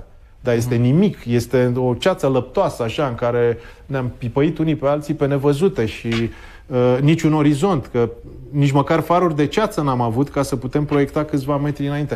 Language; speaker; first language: Romanian; native; Romanian